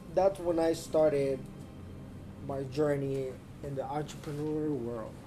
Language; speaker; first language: English; early bilingual, other home language; Spanish